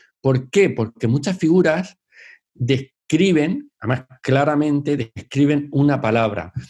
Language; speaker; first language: Spanish; native; Spanish